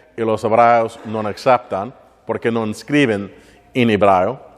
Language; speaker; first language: Spanish; non-native, learner; English